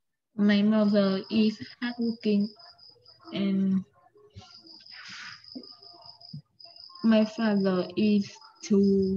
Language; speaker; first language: English; non-native, learner; Vietnamese